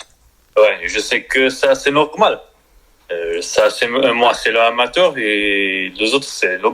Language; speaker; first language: French; non-native, learner; Spanish